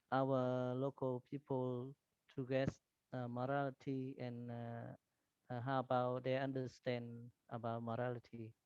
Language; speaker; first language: English; non-native, learner; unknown